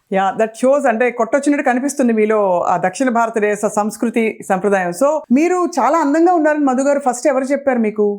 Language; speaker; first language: Telugu; native; Telugu